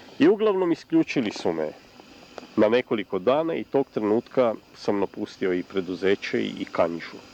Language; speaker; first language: Serbian; non-native, local second language; Hungarian